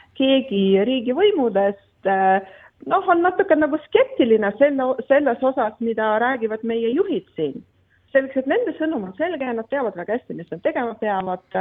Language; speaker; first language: Estonian; non-native, local second language; Russian